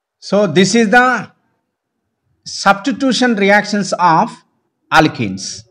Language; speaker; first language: English; non-native, local second language; Telugu